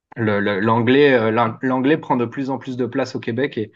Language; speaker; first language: French; native; French